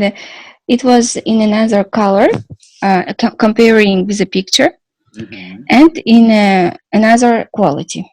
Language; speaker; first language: English; non-native, learner; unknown